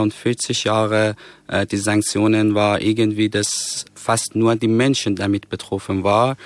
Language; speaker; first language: German; non-native, fluent; Persian